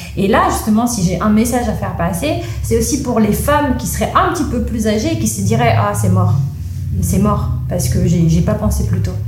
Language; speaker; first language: French; non-native, fluent; Italian